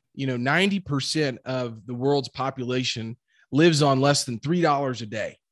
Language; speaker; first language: English; native; English